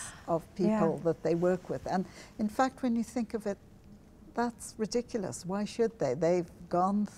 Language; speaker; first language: English; native; English